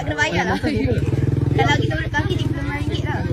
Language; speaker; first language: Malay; non-native, fluent; Vietnamese